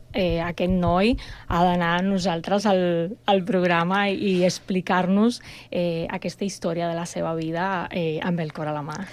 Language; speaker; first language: Catalan; non-native, fluent; Spanish